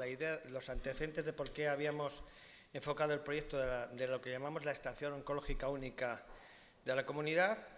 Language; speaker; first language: Spanish; native; Spanish